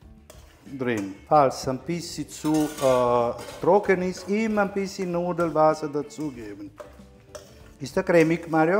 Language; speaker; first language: German; non-native, fluent; Italian